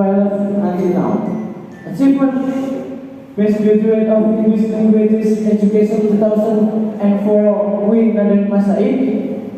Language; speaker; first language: English; non-native, learner; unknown